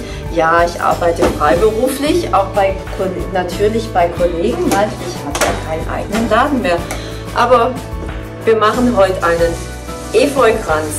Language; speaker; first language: German; native; German